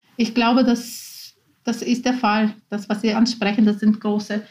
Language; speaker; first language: German; non-native, fluent; Ukrainian